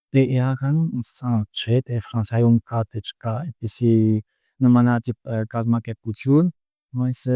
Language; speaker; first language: Armenian; early bilingual, heritage; Armenian